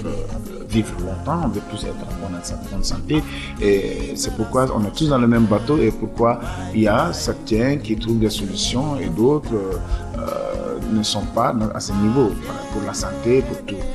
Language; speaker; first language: French; non-native, local second language; Bambara